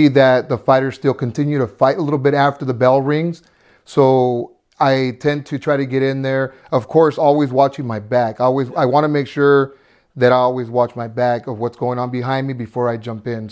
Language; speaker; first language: English; early bilingual, other home language; Spanish